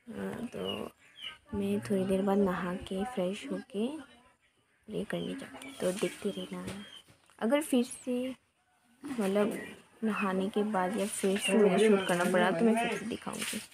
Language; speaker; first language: Hindi; non-native, local second language; Kok Borok